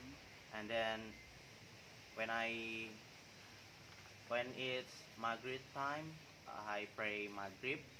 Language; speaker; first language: English; non-native, learner; Indonesian